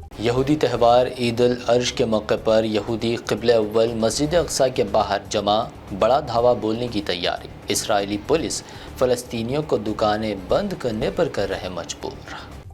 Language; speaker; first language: Urdu; native; Urdu